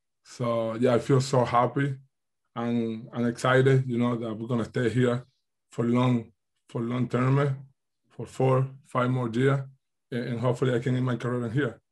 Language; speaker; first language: English; non-native, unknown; Spanish